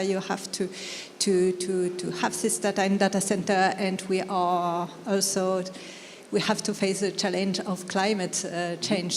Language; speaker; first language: English; non-native, fluent; French